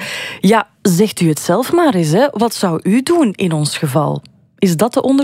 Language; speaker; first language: Dutch; native; Dutch